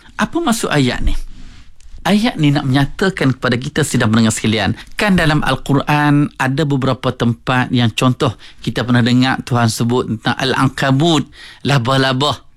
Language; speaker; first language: Malay; native; Malay